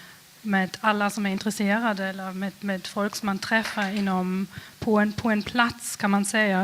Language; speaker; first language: Swedish; non-native, fluent; German